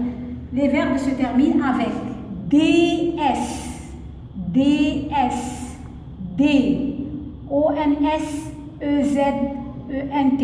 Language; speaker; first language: French; non-native, fluent; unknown